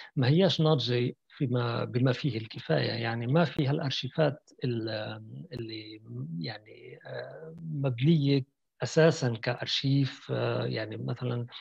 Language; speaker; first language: Arabic; native; Arabic